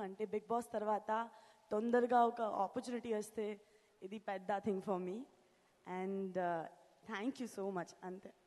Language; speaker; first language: Telugu; non-native, learner; Gujarati